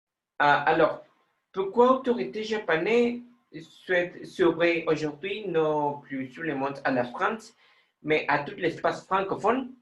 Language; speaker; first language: French; non-native, learner; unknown